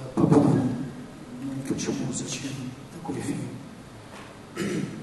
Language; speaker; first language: Russian; non-native, fluent; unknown